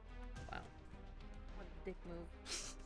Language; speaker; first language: English; native; English